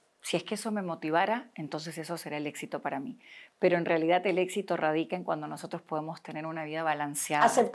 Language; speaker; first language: Spanish; native; Spanish